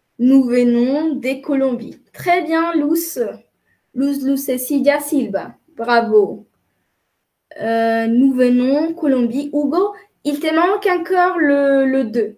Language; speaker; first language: French; non-native, fluent; Spanish